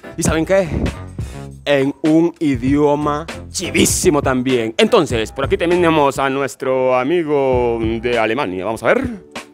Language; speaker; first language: Spanish; native; Spanish